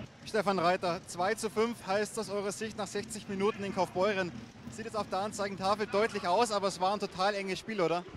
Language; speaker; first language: German; native; German